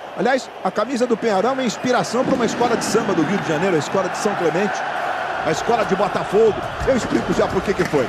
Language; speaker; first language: Portuguese; native; Portuguese